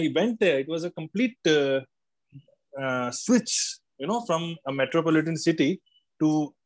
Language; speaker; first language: English; non-native, local second language; Malayalam